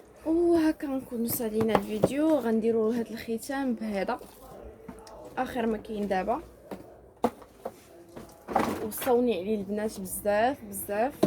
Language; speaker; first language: Arabic; native; Arabic